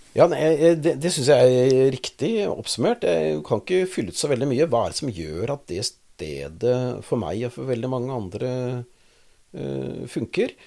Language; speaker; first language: Norwegian; native; Norwegian